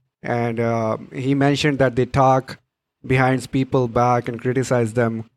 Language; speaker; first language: English; non-native, local second language; Punjabi